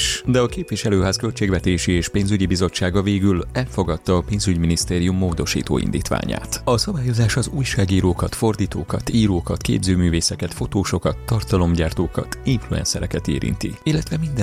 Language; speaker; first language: Hungarian; native; Hungarian